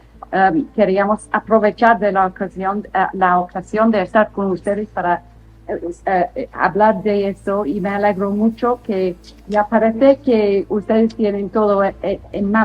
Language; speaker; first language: Spanish; non-native, fluent; English